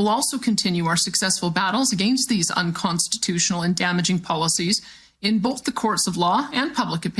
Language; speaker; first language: English; native; English